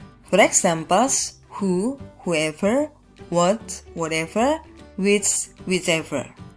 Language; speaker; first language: English; non-native, fluent; Indonesian